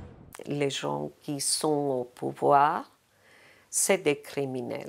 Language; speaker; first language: French; non-native, fluent; Spanish